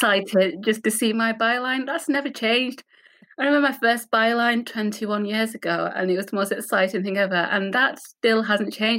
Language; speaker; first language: English; native; English